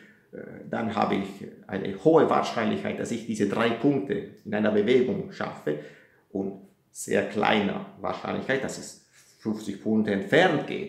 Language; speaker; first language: German; non-native, fluent; Italian